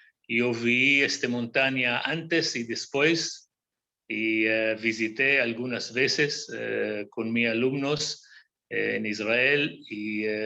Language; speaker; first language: Spanish; non-native, fluent; Hebrew